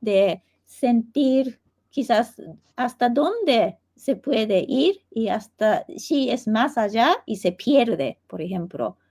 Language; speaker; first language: Spanish; non-native, fluent; Japanese